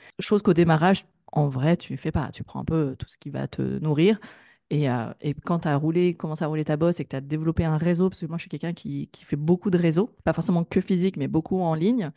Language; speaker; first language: French; native; French